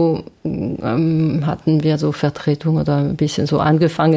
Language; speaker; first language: German; non-native, fluent; French